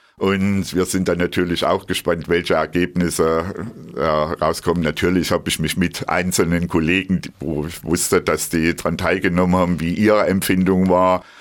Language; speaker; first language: German; native; German